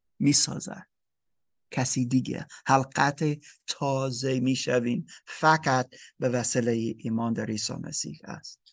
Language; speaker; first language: Persian; non-native, learner; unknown